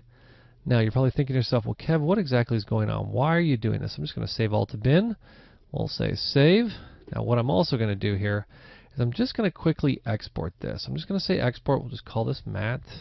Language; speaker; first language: English; native; English